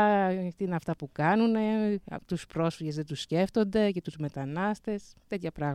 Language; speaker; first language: Greek; native; Greek